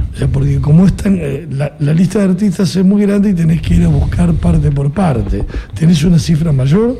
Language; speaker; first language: Spanish; native; Spanish